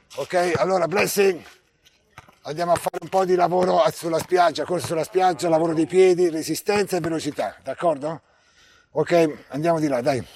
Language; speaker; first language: Italian; native; Italian